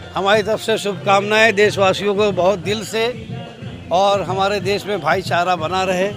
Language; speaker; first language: Hindi; native; Hindi